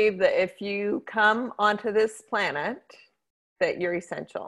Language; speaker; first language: English; native; English